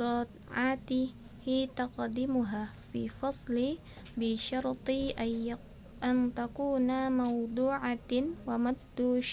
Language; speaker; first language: Arabic; non-native, learner; Indonesian